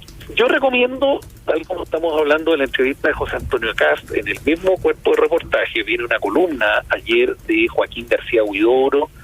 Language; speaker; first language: Spanish; native; Spanish